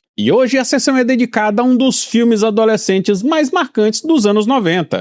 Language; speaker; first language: Portuguese; native; Portuguese